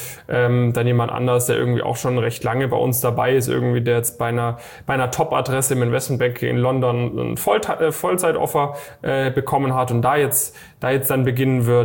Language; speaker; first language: German; native; German